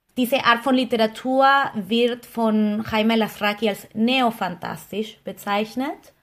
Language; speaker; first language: German; non-native, fluent; Spanish